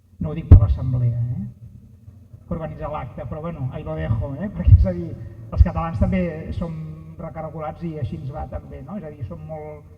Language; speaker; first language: Catalan; native; Catalan